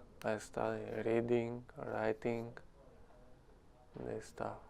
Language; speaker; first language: English; non-native, learner; Romanian